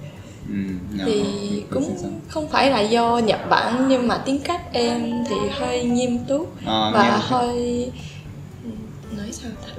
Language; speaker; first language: Vietnamese; non-native, fluent; Japanese